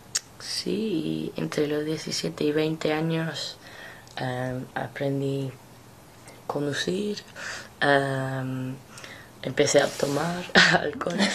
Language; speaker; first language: Spanish; non-native, fluent; English